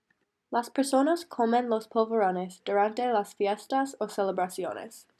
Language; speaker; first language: Spanish; non-native, learner; English